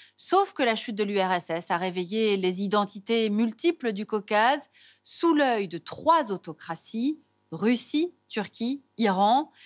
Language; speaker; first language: French; native; French